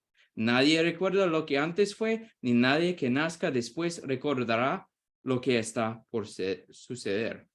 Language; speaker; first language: Spanish; non-native, fluent; English